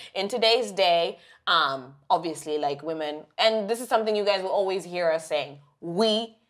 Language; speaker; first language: English; non-native, local second language; Shona